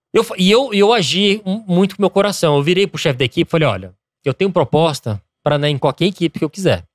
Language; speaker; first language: Portuguese; early bilingual, other home language; English